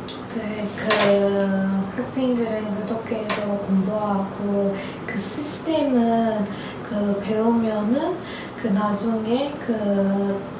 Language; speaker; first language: Korean; non-native, learner; Turkish